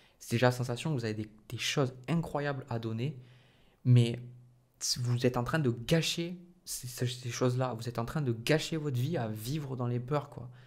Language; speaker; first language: French; native; French